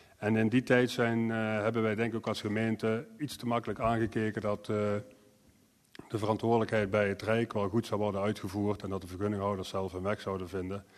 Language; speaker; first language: Dutch; native; Dutch